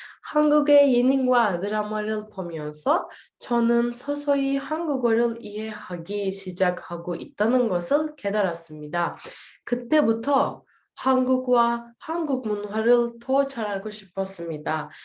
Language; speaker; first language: Korean; non-native, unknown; Turkish